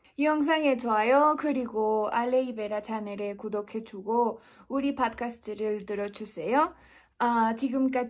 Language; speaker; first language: Korean; non-native, learner; Spanish